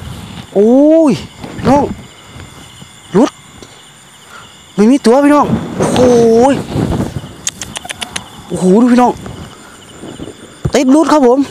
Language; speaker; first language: Thai; non-native, local second language; Northeastern Thai